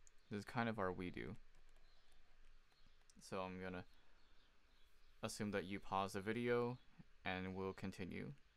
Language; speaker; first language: English; native; English